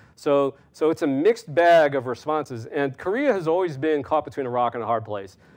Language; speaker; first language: English; native; English